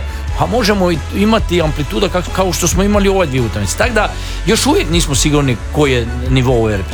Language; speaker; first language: Serbian; native; Serbian